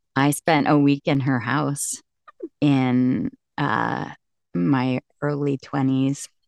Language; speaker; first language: English; native; English